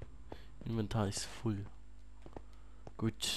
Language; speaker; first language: German; native; German